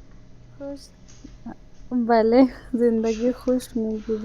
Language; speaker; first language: Persian; non-native, learner; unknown